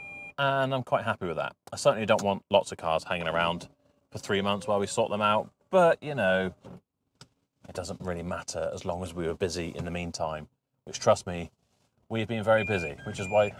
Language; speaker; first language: English; native; English